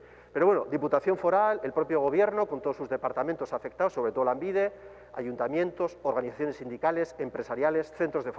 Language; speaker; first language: Spanish; native; Spanish